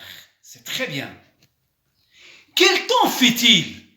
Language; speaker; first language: French; non-native, local second language; Arabic